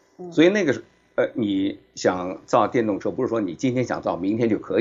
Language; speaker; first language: Chinese; native; Chinese